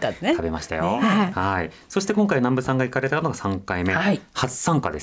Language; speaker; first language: Japanese; native; Japanese